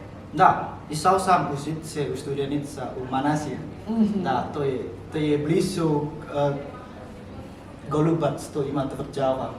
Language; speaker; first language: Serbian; non-native, learner; Indonesian